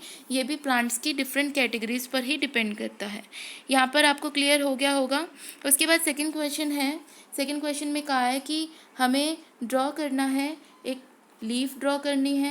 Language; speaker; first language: Hindi; native; Hindi